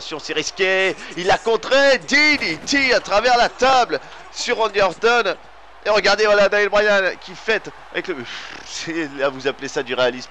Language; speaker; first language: French; native; French